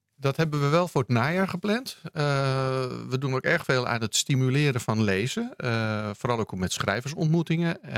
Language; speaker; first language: Dutch; native; Dutch